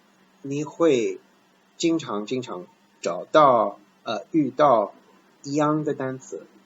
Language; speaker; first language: Chinese; non-native, fluent; English